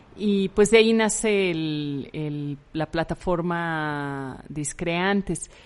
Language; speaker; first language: Spanish; native; Spanish